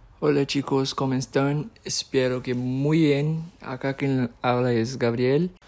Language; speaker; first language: Spanish; non-native, fluent; Portuguese